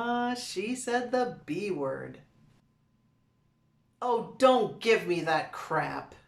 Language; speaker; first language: English; native; English